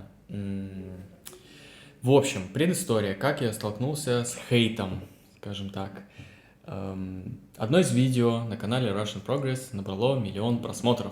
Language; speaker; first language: Russian; native; Russian